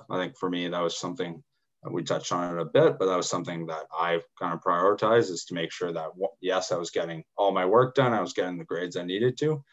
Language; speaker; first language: English; native; English